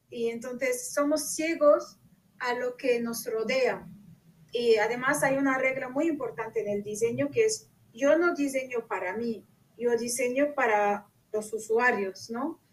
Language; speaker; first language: Spanish; non-native, fluent; Arabic